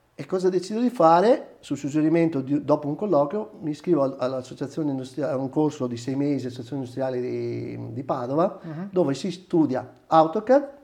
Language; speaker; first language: Italian; native; Italian